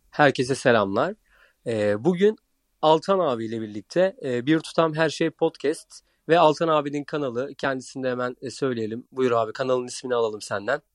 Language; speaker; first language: Turkish; native; Turkish